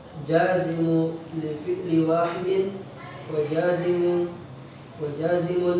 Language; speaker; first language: Arabic; non-native, learner; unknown